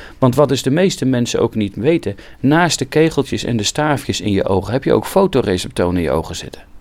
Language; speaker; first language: Dutch; native; Dutch